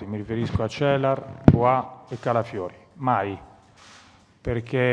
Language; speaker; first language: Italian; native; Italian